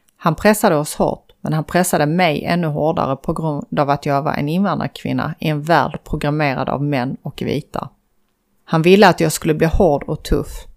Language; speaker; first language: Swedish; early bilingual, other home language; Persian